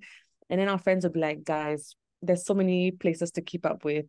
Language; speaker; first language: English; native; English